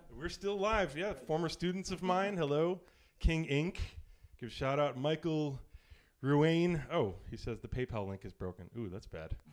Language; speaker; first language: English; native; English